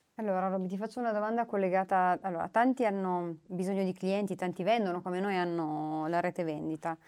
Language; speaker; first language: Italian; non-native, fluent; Romanian